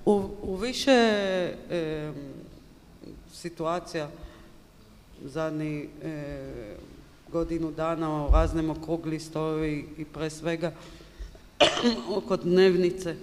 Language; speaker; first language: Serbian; non-native, learner; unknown